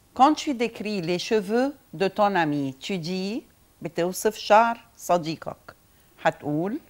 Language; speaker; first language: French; non-native, fluent; Arabic